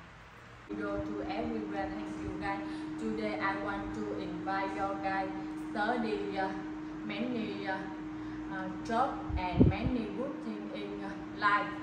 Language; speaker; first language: English; non-native, learner; Vietnamese